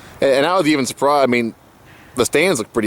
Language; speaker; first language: English; native; English